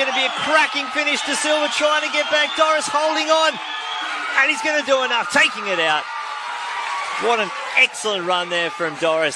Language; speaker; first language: English; native; English